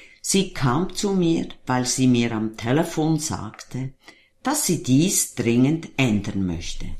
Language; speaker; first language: German; native; German